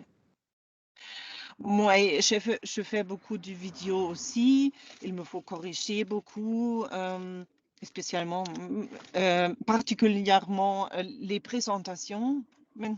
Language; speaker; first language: French; non-native, fluent; German